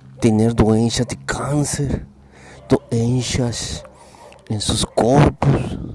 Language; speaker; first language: Portuguese; non-native, learner; Spanish